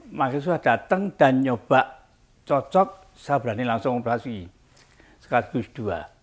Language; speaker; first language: Indonesian; native; Indonesian